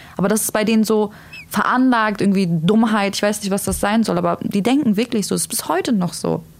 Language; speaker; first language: German; early bilingual, other home language; Turkish